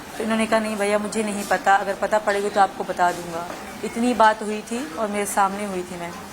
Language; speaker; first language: Urdu; non-native, local second language; Sindhi